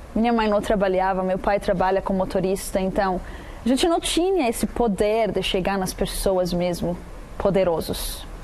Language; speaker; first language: Portuguese; non-native, fluent; Arabic